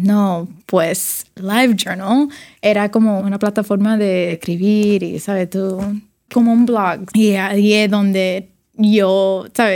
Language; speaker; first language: Spanish; early bilingual, other home language; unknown